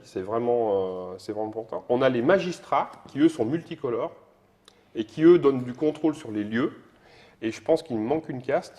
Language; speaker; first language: French; native; French